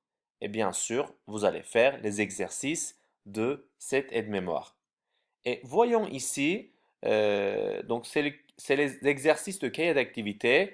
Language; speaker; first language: French; non-native, fluent; Turkish